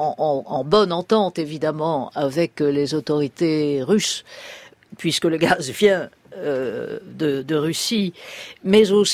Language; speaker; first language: French; native; French